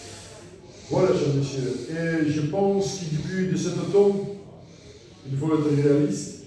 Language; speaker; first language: French; non-native, learner; Russian